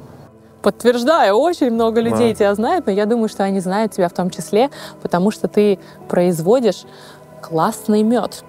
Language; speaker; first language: Russian; native; Russian